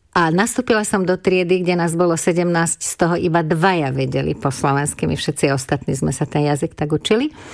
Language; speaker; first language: Slovak; non-native, local second language; Hungarian